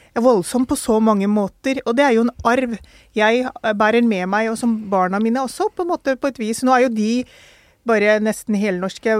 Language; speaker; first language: Norwegian; early bilingual, other home language; Urdu